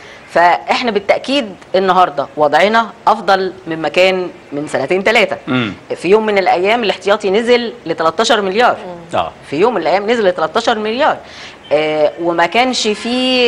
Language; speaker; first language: Arabic; native; Arabic